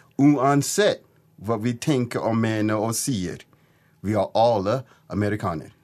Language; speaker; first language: Norwegian; non-native, fluent; English